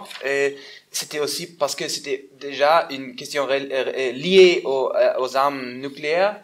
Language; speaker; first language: French; non-native, fluent; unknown